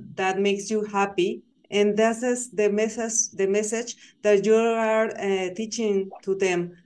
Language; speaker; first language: English; non-native, learner; Spanish